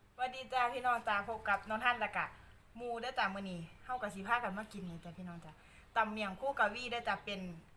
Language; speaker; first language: Thai; native; Thai